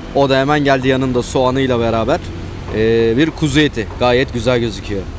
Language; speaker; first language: Turkish; native; Turkish